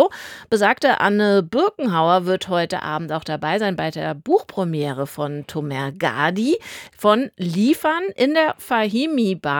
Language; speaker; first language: German; native; German